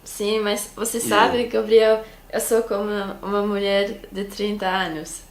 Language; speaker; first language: Portuguese; non-native, learner; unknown